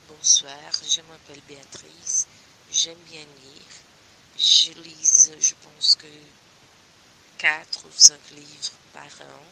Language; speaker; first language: French; non-native, learner; Portuguese